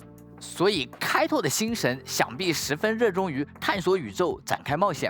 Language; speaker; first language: Chinese; native; Chinese